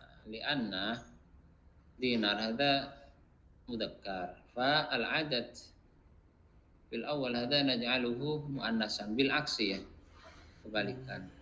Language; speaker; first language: Arabic; non-native, fluent; Indonesian